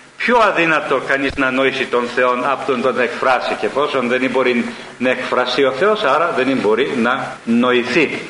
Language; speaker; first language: Greek; early bilingual, heritage; Greek